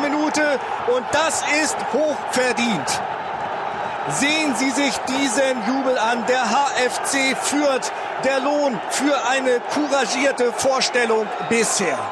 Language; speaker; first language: German; native; German